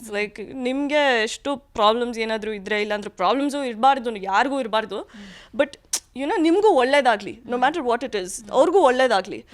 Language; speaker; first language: Kannada; early bilingual, heritage; Kannada